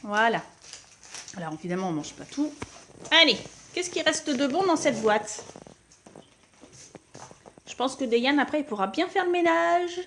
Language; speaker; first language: French; native; French